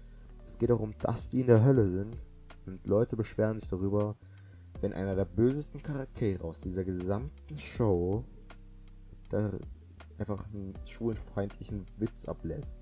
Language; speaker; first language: German; native; German